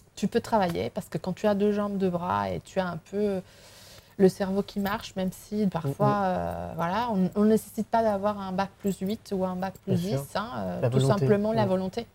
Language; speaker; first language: French; non-native, fluent; Spanish